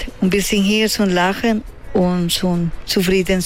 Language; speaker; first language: German; non-native, learner; Spanish